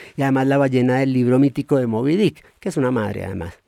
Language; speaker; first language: Spanish; native; Spanish